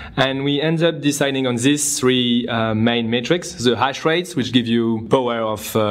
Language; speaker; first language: English; non-native, fluent; French